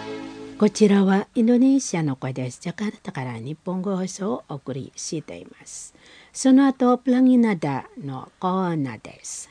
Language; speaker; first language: Japanese; non-native, fluent; Indonesian